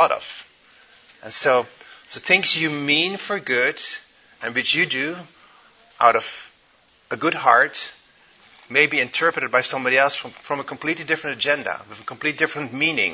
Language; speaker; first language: English; non-native, fluent; Dutch